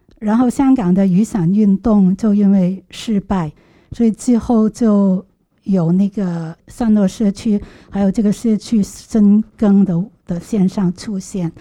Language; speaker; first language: Chinese; non-native, local second language; Cantonese